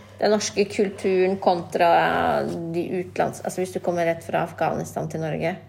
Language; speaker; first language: Norwegian; non-native, local second language; Kurdish